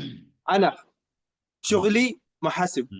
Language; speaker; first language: Arabic; non-native, learner; Malayalam